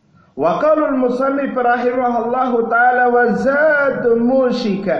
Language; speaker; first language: Arabic; non-native, fluent; Indonesian